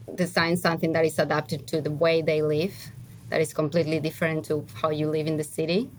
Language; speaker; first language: English; non-native, fluent; Spanish